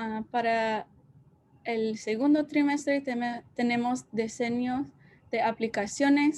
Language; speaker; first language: Spanish; early bilingual, heritage; Spanish